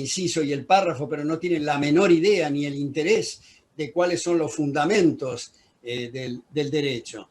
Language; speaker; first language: Spanish; native; Spanish